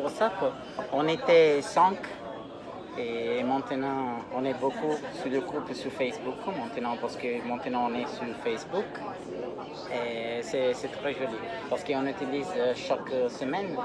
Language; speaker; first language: French; non-native, fluent; Italian